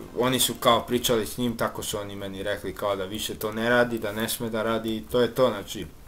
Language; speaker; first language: Serbian; early bilingual, heritage; Bosnian